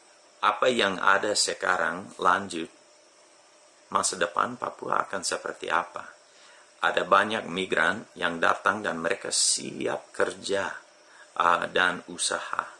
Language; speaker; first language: Indonesian; non-native, fluent; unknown